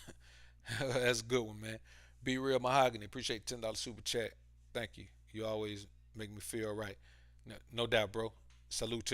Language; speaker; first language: English; native; English